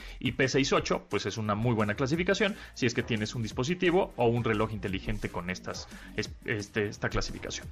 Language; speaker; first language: Spanish; native; Spanish